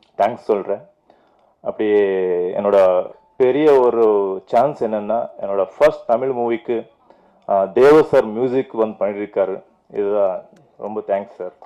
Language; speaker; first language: Tamil; non-native, fluent; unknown